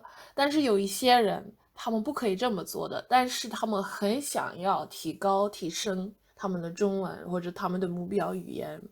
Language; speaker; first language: Chinese; non-native, fluent; English